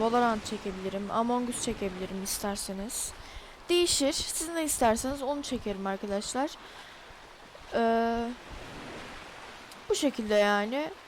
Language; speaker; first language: Turkish; native; Turkish